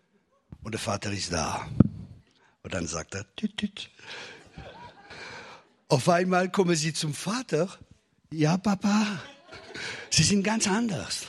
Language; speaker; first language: German; non-native, fluent; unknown